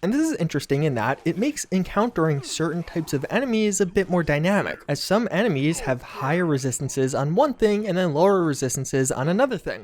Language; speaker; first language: English; native; English